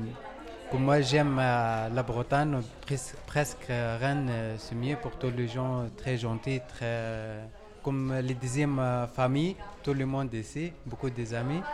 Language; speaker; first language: French; non-native, learner; Arabic